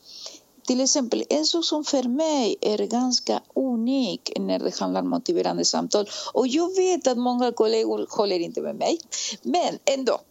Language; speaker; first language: Swedish; non-native, fluent; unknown